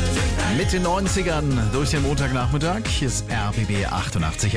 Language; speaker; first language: German; native; German